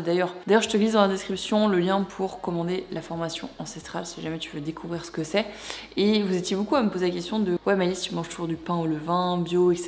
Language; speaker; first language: French; native; French